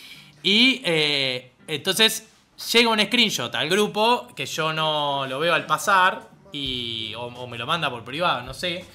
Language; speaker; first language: Spanish; native; Spanish